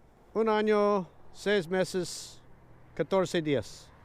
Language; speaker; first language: Spanish; non-native, learner; English